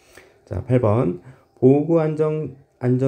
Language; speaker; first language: Korean; native; Korean